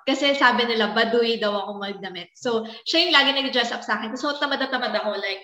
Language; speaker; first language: English; non-native, local second language; Filipino